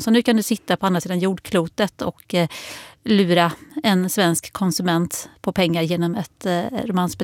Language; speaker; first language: Swedish; native; Swedish